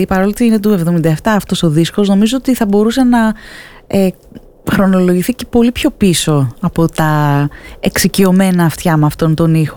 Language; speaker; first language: Greek; native; Greek